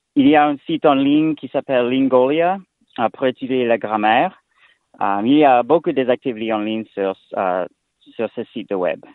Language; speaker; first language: French; non-native, learner; English